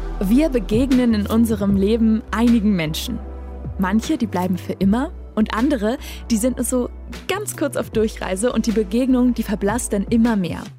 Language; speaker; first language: German; native; German